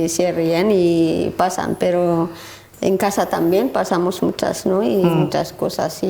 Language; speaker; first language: Spanish; non-native, learner; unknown